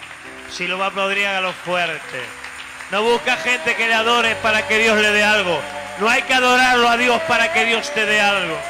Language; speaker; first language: Spanish; native; Spanish